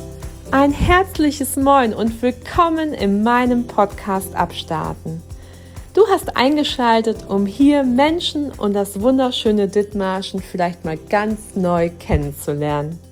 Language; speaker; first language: German; native; German